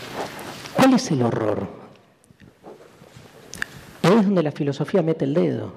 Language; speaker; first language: Spanish; native; Spanish